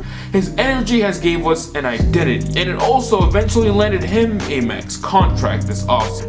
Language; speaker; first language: English; native; English